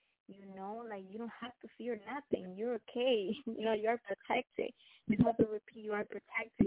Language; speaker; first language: English; non-native, fluent; Spanish